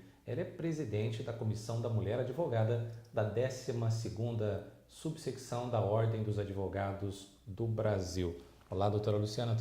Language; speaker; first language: Portuguese; native; Portuguese